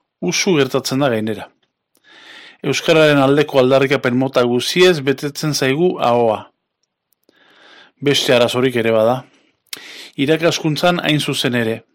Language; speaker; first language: Basque; native; Basque